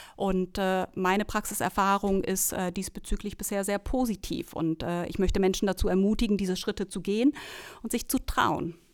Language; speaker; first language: German; native; German